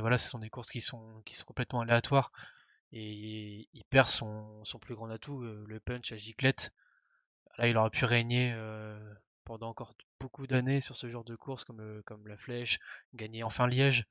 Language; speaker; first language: French; native; French